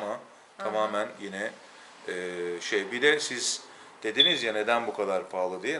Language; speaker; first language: Turkish; native; Turkish